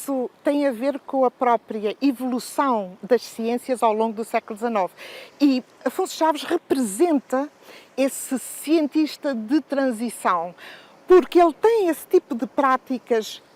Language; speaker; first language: Portuguese; native; Portuguese